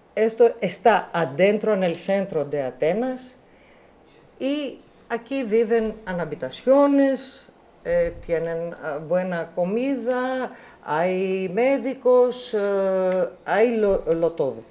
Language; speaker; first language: Spanish; non-native, learner; Greek